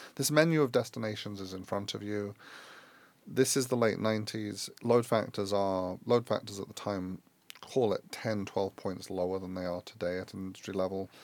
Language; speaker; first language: English; native; English